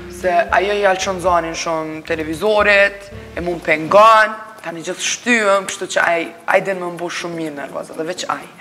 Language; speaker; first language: Albanian; early bilingual, heritage; Albanian